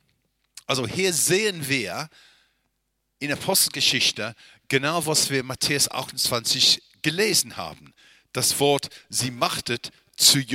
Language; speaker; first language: German; non-native, fluent; English